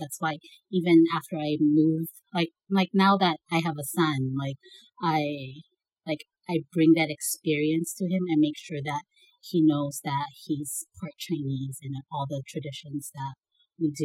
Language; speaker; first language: English; non-native, local second language; Bikol